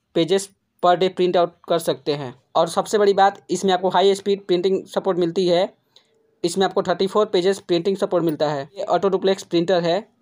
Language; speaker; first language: Hindi; native; Hindi